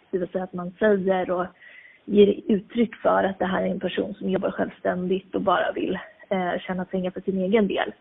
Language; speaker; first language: Swedish; native; Swedish